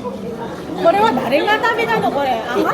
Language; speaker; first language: Japanese; non-native, fluent; Filipino